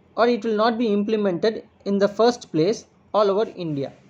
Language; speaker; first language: English; non-native, local second language; Tamil